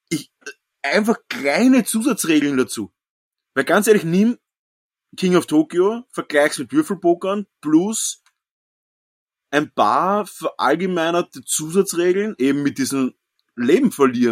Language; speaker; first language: German; native; German